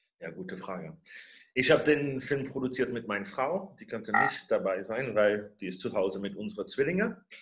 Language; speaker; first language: German; non-native, fluent; French